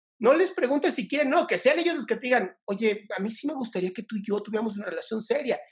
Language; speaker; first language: Spanish; native; Spanish